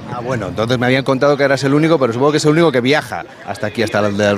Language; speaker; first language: Spanish; native; Spanish